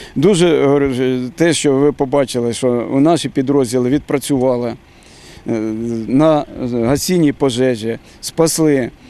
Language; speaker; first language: Ukrainian; non-native, local second language; Russian